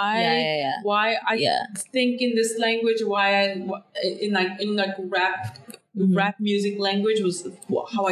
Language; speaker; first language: English; non-native, fluent; Danish